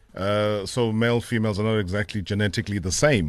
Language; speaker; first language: English; non-native, local second language; Zulu